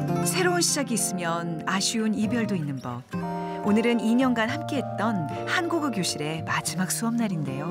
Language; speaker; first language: Korean; native; Korean